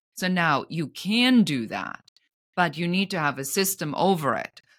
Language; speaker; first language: English; non-native, fluent; German